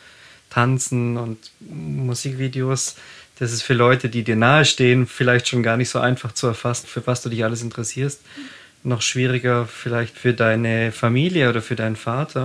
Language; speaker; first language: German; native; German